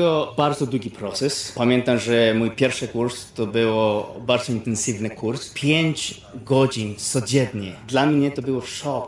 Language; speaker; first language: Polish; non-native, fluent; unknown